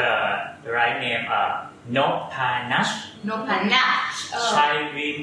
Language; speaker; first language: English; non-native, learner; Thai